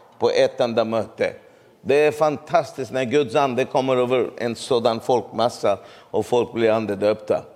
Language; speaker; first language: Swedish; non-native, fluent; Urdu